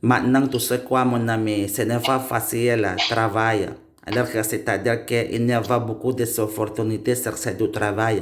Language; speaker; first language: French; non-native, learner; Indonesian